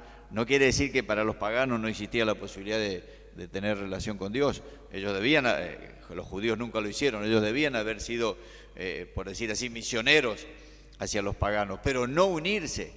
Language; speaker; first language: Spanish; native; Spanish